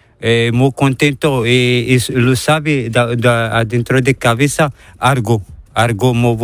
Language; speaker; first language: Spanish; non-native, learner; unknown